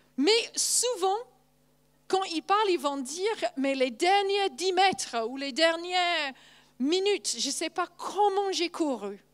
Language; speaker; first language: French; non-native, fluent; English